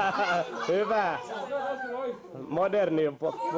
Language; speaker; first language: Finnish; native; Finnish